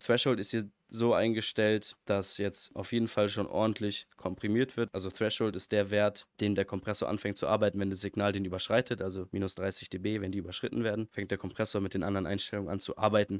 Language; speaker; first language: German; native; German